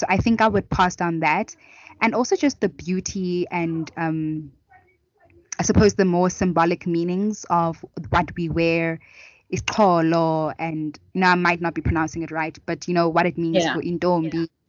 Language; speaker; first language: English; non-native, local second language; Tswana